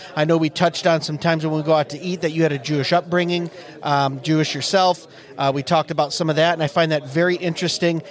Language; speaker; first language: English; native; English